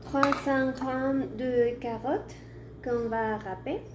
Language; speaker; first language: French; non-native, learner; Spanish